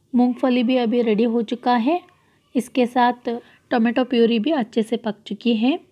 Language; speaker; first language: Hindi; non-native, local second language; Kannada